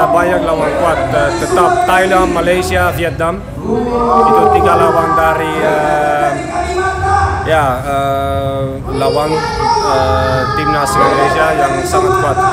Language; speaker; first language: Indonesian; non-native, fluent; Dutch